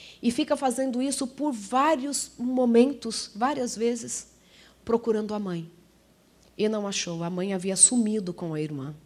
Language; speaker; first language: Portuguese; native; Portuguese